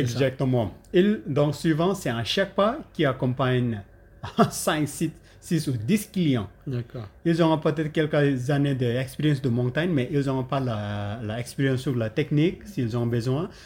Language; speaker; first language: French; non-native, learner; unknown